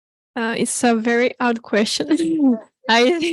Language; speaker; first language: English; non-native, fluent; Italian